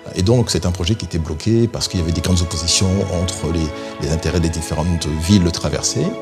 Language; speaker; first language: French; early bilingual, other home language; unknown